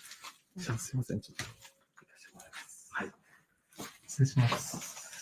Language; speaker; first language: Japanese; native; Japanese